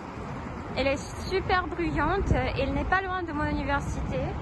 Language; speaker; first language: French; non-native, fluent; Russian